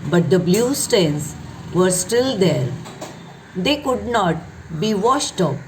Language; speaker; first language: English; non-native, local second language; Marathi